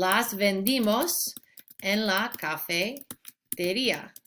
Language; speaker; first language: Spanish; non-native, fluent; English